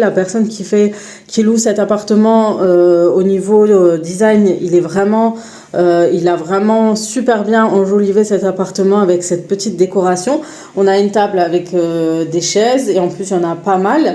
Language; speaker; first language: French; native; French